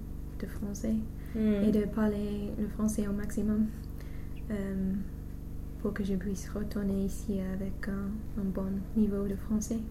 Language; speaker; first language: French; non-native, learner; English